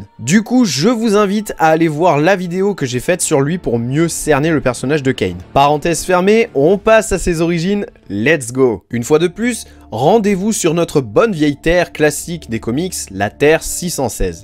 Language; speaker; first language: French; native; French